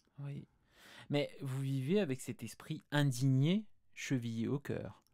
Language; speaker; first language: French; native; French